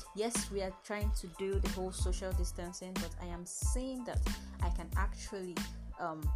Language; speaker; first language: English; non-native, local second language; Yoruba